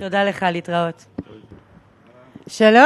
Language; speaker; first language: Hebrew; native; Hebrew